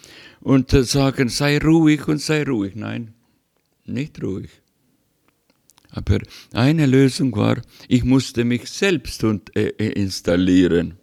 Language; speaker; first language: German; non-native, learner; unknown